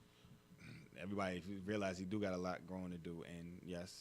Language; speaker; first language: English; native; English